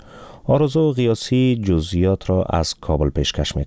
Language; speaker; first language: Persian; native; Persian